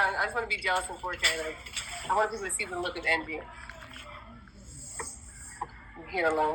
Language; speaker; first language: English; native; English